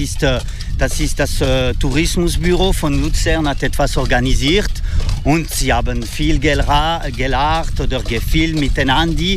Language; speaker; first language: German; non-native, fluent; French